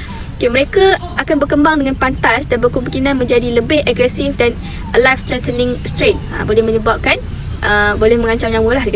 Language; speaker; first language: Malay; native; Malay